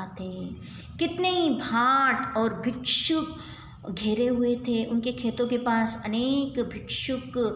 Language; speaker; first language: Hindi; non-native, local second language; Kannada